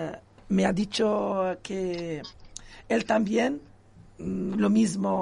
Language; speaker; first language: Spanish; non-native, local second language; Arabic